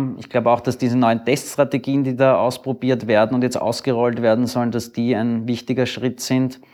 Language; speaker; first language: German; native; German